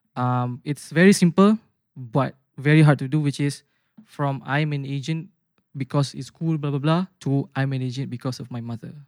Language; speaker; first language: English; non-native, local second language; Malay